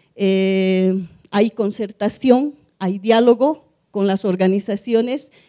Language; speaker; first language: Spanish; native; Spanish